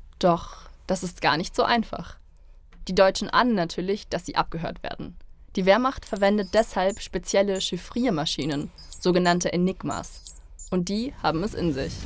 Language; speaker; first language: German; native; German